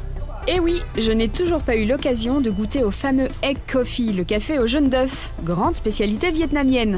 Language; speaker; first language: French; native; French